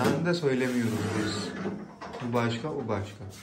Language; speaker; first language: Turkish; non-native, learner; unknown